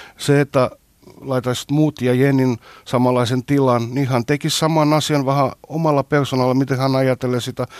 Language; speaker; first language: Finnish; non-native, fluent; Greek